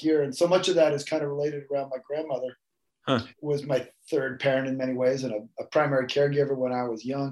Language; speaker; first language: English; native; English